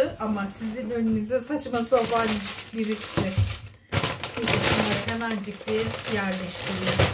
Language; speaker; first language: Turkish; native; Turkish